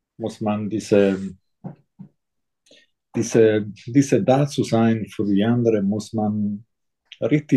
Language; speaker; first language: German; non-native, fluent; Italian